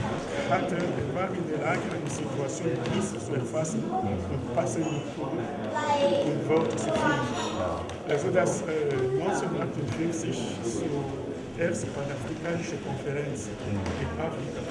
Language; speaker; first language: German; non-native, fluent; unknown